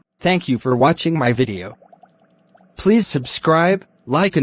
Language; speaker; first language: English; non-native, learner; Khmer